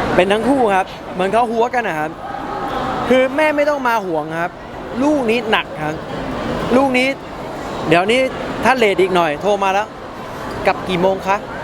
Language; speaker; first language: Thai; early bilingual, heritage; Thai